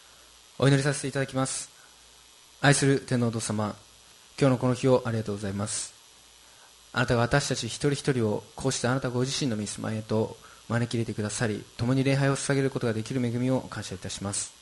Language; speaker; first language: Japanese; native; Japanese